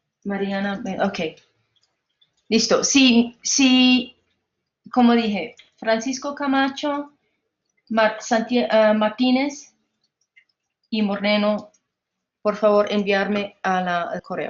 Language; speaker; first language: Spanish; non-native, fluent; English